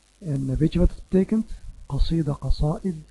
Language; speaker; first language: Dutch; non-native, fluent; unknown